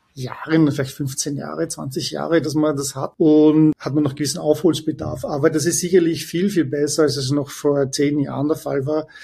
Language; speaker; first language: German; native; German